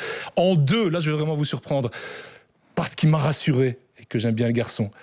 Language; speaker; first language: French; native; French